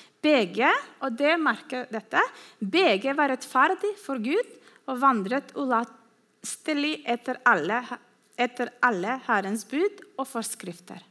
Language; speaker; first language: Norwegian; non-native, fluent; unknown